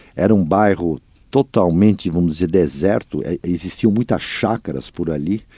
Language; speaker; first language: Portuguese; early bilingual, other home language; Dutch